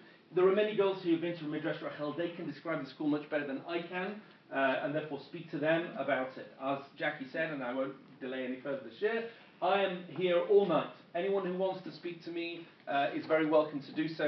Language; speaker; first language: English; native; English